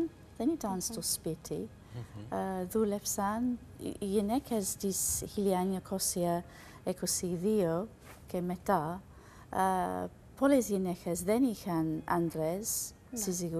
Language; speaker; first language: Greek; non-native, learner; English